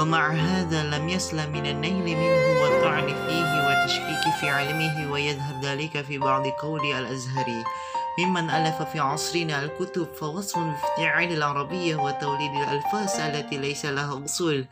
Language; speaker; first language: Arabic; non-native, learner; Indonesian